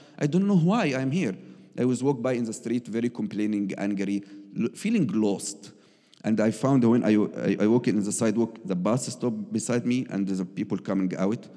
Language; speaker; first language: English; non-native, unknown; Arabic